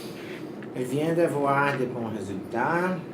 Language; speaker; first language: French; non-native, learner; Portuguese